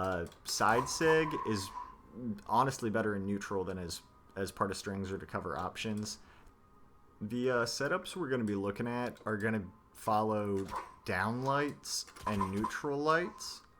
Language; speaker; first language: English; native; English